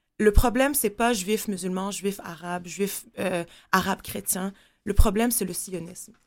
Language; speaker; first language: French; non-native, local second language; Arabic